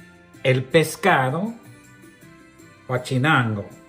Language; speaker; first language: Spanish; non-native, learner; English